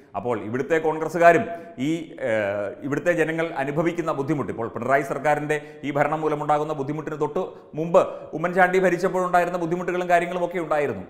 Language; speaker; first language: Malayalam; native; Malayalam